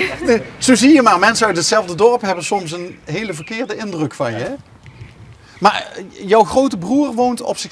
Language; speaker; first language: Dutch; native; Dutch